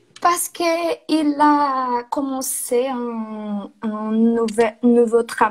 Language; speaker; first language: French; non-native, learner; Portuguese